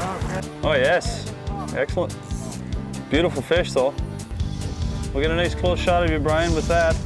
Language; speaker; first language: English; native; English